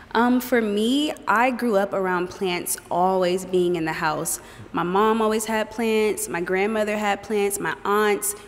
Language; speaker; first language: English; native; English